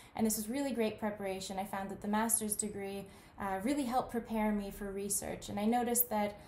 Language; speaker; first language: English; native; English